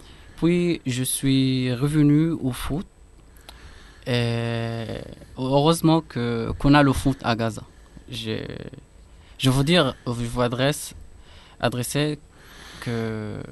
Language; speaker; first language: French; non-native, fluent; Arabic